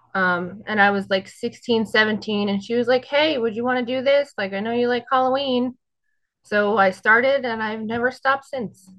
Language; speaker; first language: English; native; English